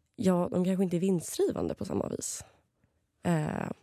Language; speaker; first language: Swedish; native; Swedish